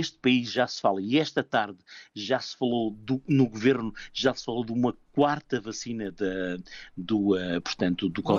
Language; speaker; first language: Portuguese; native; Portuguese